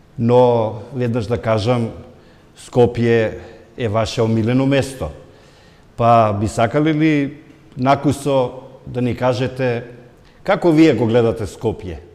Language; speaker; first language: Macedonian; native; Macedonian